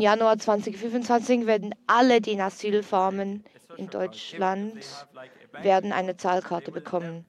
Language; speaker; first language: German; non-native, learner; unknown